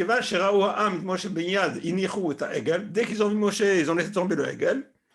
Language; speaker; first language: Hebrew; non-native, fluent; French